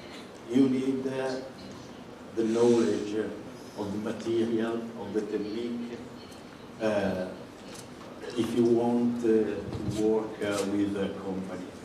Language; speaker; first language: English; non-native, fluent; Italian